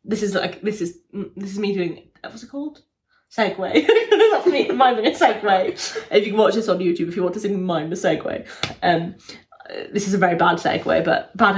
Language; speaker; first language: English; native; English